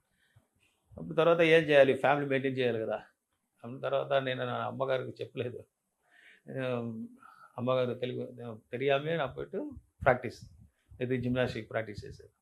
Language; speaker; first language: Telugu; non-native, learner; Tamil